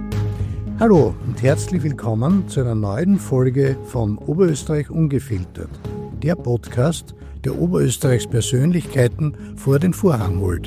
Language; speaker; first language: German; native; German